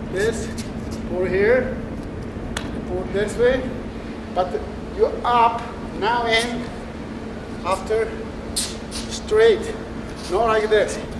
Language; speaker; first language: English; non-native, learner; Spanish